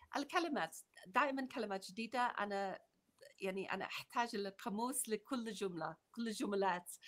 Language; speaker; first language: Arabic; non-native, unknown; English